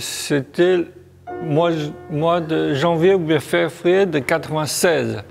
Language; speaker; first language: French; non-native, learner; Chinese